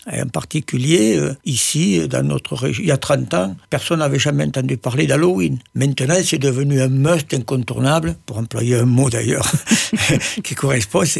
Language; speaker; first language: French; native; French